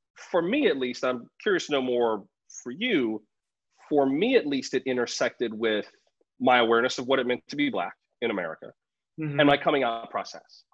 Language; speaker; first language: English; native; English